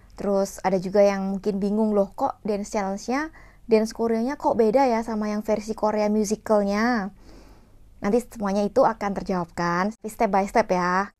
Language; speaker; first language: Indonesian; non-native, fluent; Korean